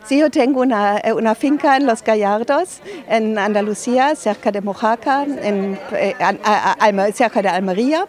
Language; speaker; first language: Spanish; non-native, fluent; German